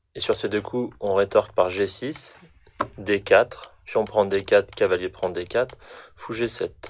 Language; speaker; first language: French; native; French